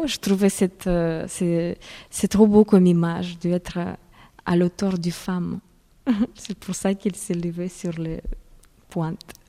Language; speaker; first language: French; non-native, fluent; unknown